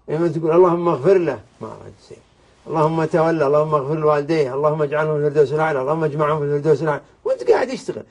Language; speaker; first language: Arabic; native; Arabic